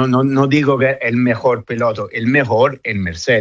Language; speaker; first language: Spanish; non-native, fluent; Italian